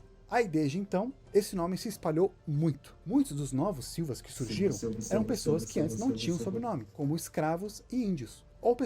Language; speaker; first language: Portuguese; native; Portuguese